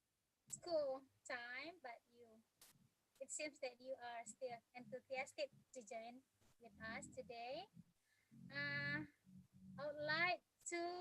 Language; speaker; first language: English; non-native, fluent; Indonesian